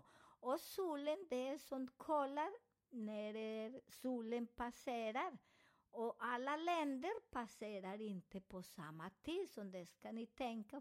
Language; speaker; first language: Swedish; non-native, fluent; Spanish